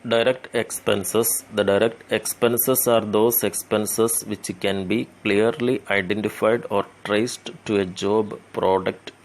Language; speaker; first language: English; non-native, local second language; Malayalam